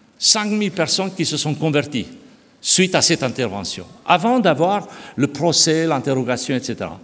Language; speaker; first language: French; non-native, fluent; Romanian